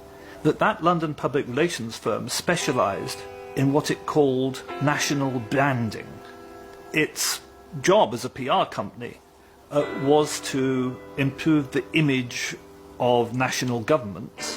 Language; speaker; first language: English; native; English